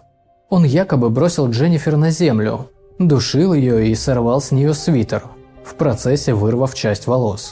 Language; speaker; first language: Russian; native; Russian